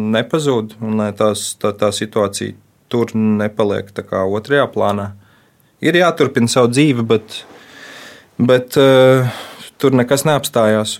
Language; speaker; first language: Latvian; native; Latvian